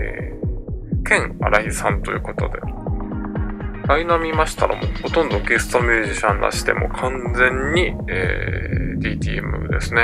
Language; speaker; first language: Japanese; native; Japanese